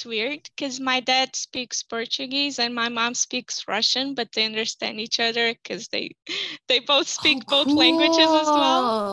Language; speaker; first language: English; non-native, fluent; Portuguese